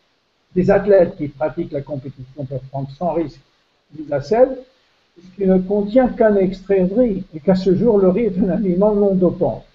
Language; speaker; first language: French; native; French